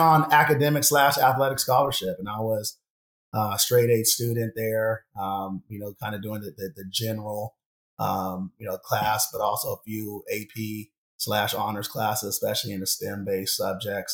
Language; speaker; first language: English; native; English